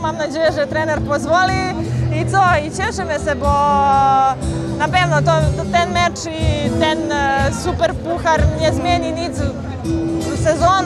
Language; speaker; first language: Polish; non-native, fluent; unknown